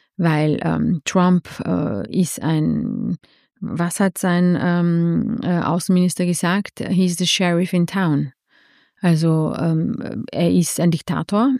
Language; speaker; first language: German; early bilingual, other home language; Armenian